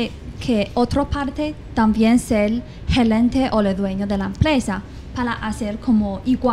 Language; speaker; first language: Spanish; non-native, fluent; Chinese